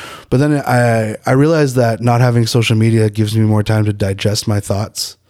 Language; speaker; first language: English; native; English